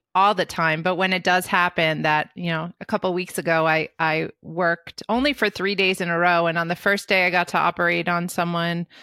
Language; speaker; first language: English; native; English